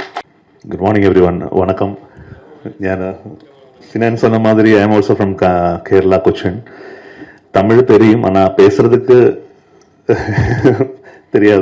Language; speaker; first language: Tamil; non-native, learner; Malayalam